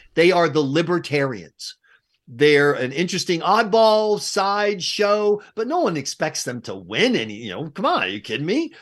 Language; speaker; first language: English; native; English